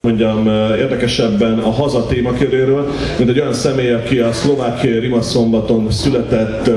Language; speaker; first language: Hungarian; native; Hungarian